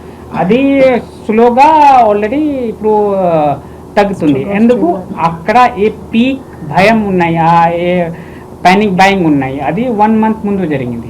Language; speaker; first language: Telugu; non-native, fluent; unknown